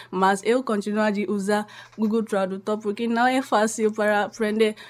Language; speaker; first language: Portuguese; non-native, learner; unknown